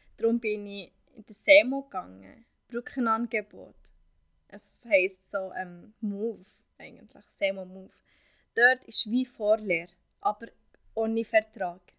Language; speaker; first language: German; non-native, fluent; Arabic